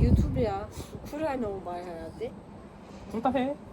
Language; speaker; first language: Korean; non-native, learner; Ukrainian